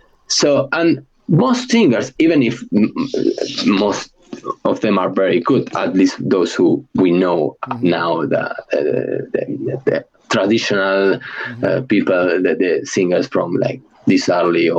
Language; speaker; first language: English; non-native, fluent; Spanish